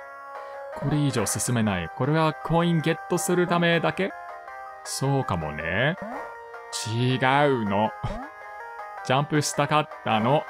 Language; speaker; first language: Japanese; non-native, fluent; English